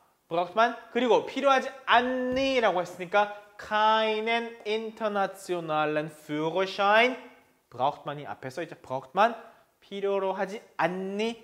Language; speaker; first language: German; non-native, fluent; Korean